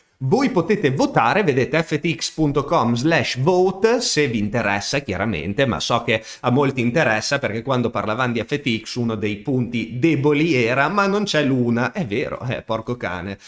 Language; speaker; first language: Italian; native; Italian